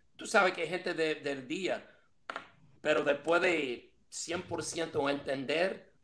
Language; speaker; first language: Spanish; non-native, fluent; English